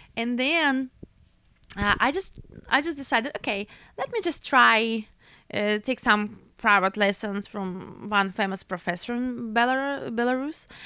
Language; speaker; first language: English; non-native, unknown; Russian